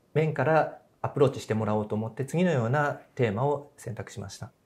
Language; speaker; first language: Japanese; native; Japanese